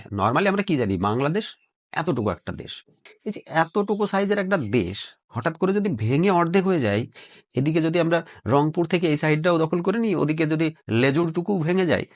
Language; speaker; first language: Bangla; native; Bangla